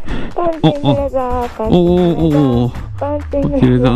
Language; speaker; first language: Japanese; native; Japanese